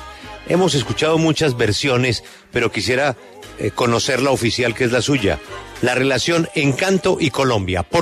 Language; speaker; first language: Spanish; native; Spanish